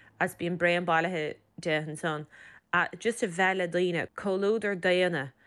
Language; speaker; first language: Irish; native; Irish